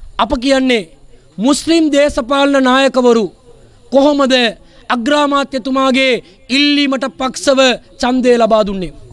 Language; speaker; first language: Sinhala; non-native, local second language; Tamil